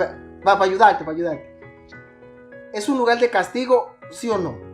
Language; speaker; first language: Spanish; native; Spanish